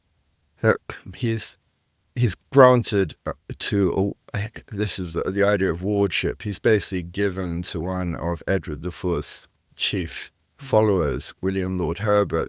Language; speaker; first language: English; native; English